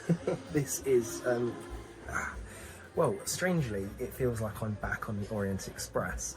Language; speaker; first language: English; native; English